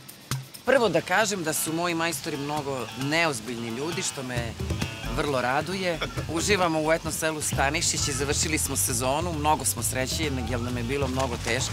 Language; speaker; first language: Serbian; native; Serbian